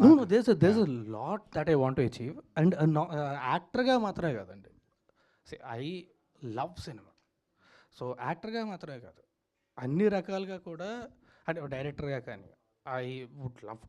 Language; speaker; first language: Telugu; native; Telugu